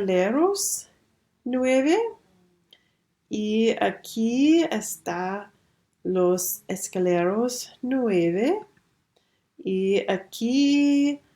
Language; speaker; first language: Spanish; non-native, learner; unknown